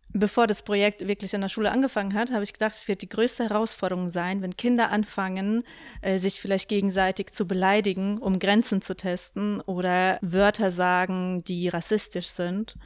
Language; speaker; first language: German; native; German